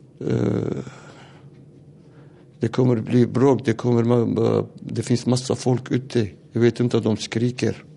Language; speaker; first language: Swedish; non-native, learner; Turoyo